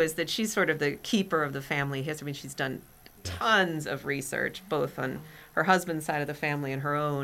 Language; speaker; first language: English; native; English